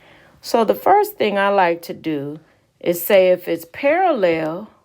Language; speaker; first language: English; native; English